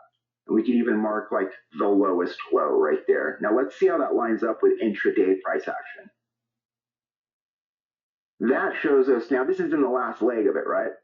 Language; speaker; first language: English; native; English